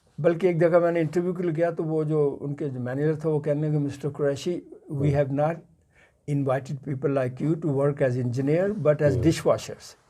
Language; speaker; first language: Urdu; non-native, local second language; Punjabi